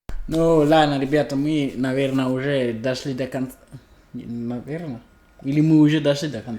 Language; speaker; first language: Russian; non-native, fluent; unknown